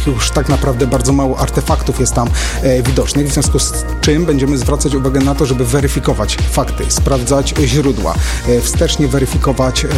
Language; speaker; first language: Polish; native; Polish